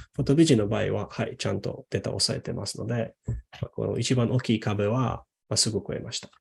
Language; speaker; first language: Japanese; non-native, fluent; Polish